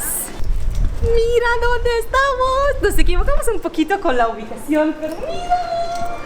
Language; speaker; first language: Spanish; non-native, fluent; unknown